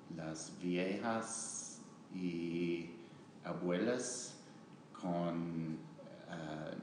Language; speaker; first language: Spanish; non-native, learner; English